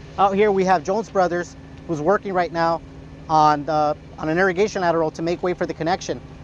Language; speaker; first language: English; early bilingual, other home language; Spanish